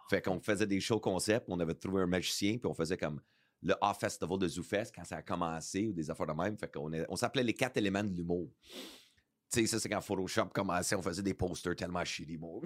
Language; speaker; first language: French; early bilingual, heritage; English